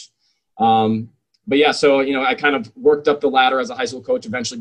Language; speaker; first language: English; native; English